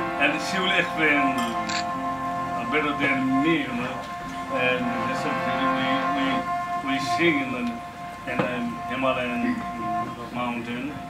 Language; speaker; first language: English; non-native, learner; Nepali